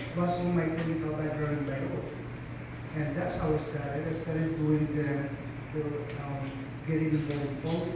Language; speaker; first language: English; non-native, fluent; Spanish